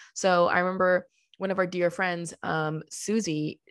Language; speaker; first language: English; early bilingual, other home language; Spanish